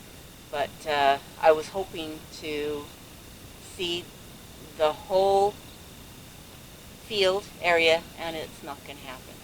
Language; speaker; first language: English; native; English